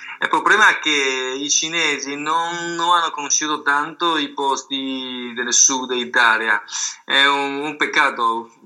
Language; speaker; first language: Italian; non-native, fluent; Chinese